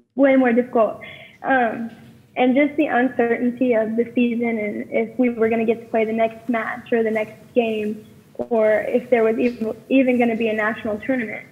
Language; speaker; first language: English; native; English